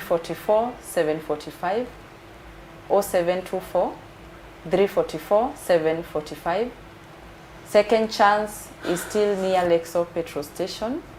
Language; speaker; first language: English; non-native, local second language; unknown